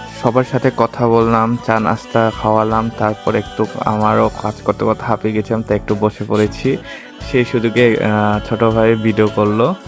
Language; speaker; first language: Bangla; non-native, local second language; Garo